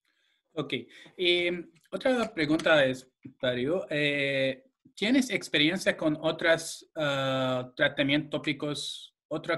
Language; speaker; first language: Spanish; non-native, fluent; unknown